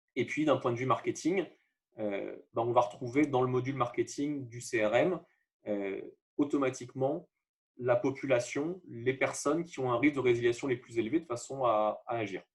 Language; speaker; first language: French; native; French